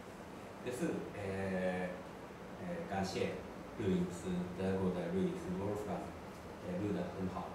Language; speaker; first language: Chinese; non-native, learner; Japanese